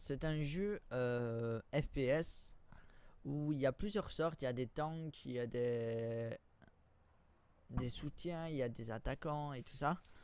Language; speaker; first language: French; native; French